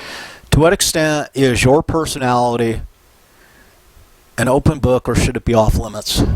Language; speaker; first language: English; native; English